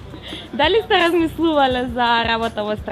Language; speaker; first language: Macedonian; native; Macedonian